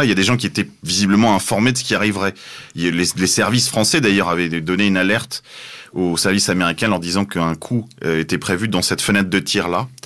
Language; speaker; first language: French; native; French